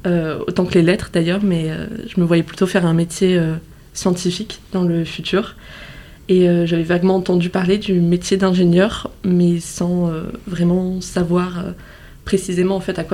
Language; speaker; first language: French; native; French